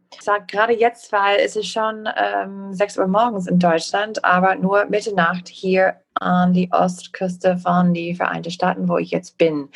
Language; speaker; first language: German; non-native, fluent; English